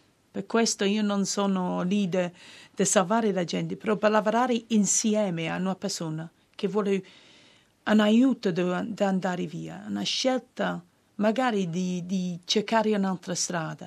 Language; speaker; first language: Italian; non-native, fluent; English